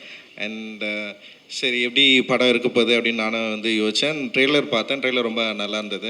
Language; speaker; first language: Tamil; native; Tamil